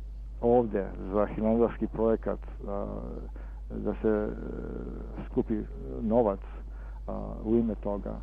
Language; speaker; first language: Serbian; early bilingual, heritage; Serbian